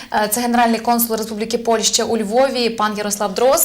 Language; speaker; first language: Ukrainian; native; Ukrainian